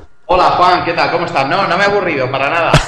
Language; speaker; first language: Spanish; native; Spanish